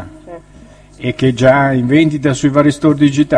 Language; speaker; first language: Italian; native; Italian